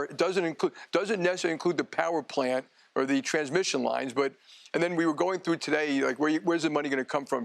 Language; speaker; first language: English; native; English